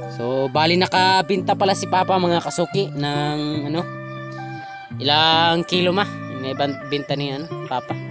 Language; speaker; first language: Filipino; non-native, local second language; Maguindanaon